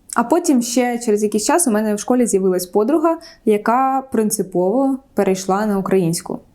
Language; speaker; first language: Ukrainian; non-native, local second language; Russian